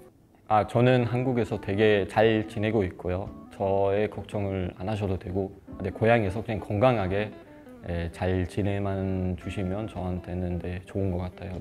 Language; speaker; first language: Korean; non-native, fluent; Uzbek